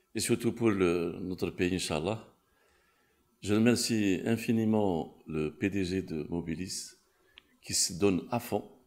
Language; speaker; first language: French; non-native, local second language; Kabyle